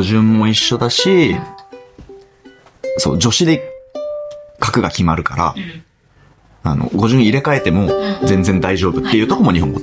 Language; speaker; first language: Japanese; native; Japanese